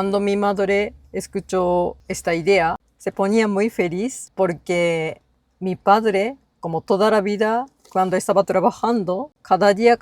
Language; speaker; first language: Spanish; non-native, learner; Japanese